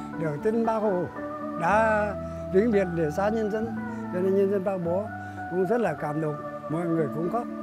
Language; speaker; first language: Vietnamese; non-native, local second language; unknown